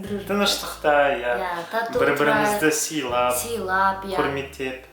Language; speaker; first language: Kazakh; non-native, local second language; Uyghur